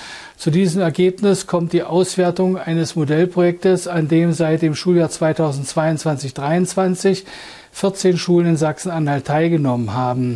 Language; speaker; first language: German; native; German